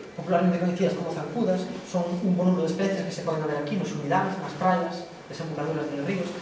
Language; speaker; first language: Spanish; non-native, local second language; Galician